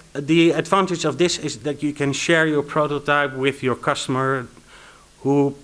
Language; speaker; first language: English; non-native, fluent; Dutch